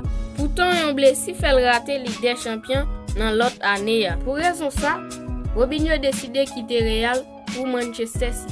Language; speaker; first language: French; non-native, learner; Haitian Creole